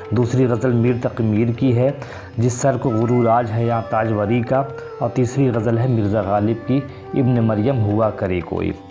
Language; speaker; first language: Urdu; native; Urdu